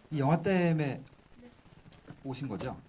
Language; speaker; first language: Korean; native; Korean